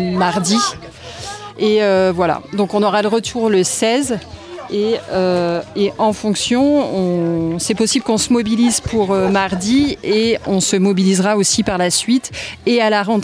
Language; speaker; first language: French; native; French